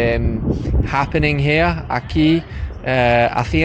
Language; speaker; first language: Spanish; non-native, learner; English